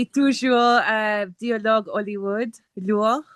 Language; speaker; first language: French; non-native, learner; English